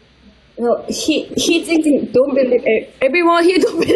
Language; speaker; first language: English; non-native, learner; Korean